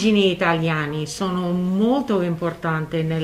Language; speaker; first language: Italian; non-native, fluent; English